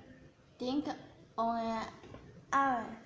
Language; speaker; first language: Catalan; non-native, learner; Chinese